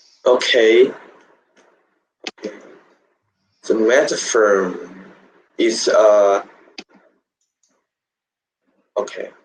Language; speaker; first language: English; non-native, learner; Chinese